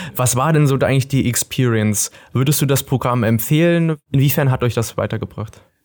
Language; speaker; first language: German; native; German